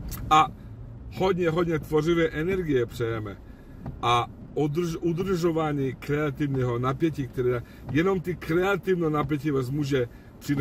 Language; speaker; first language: Czech; non-native, fluent; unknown